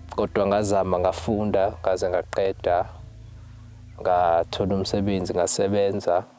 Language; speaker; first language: Zulu; native; Zulu